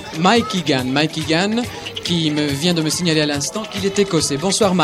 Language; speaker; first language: French; native; French